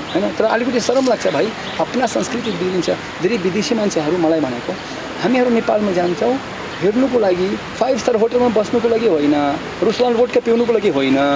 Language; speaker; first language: Nepali; non-native, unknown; Russian